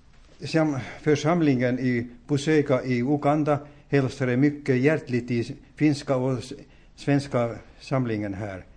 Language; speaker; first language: Swedish; non-native, learner; Finnish